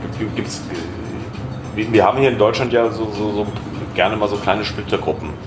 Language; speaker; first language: German; native; German